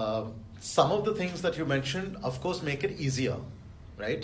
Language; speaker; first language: English; non-native, local second language; Bangla